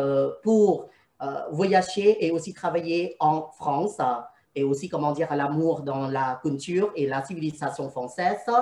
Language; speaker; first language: French; non-native, fluent; Thai